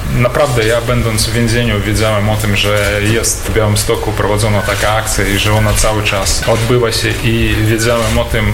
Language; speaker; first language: Polish; early bilingual, heritage; Polish